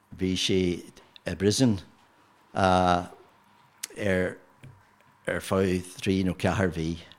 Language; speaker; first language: Irish; non-native, local second language; English